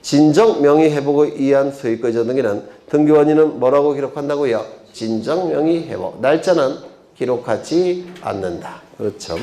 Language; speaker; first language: Korean; native; Korean